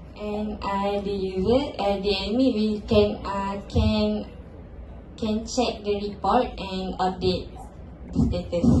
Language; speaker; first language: English; non-native, local second language; Malay